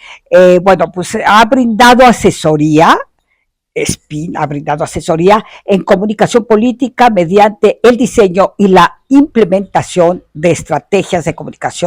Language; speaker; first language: Spanish; native; Spanish